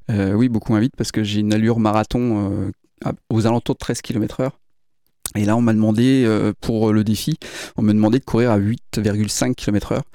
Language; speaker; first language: French; native; French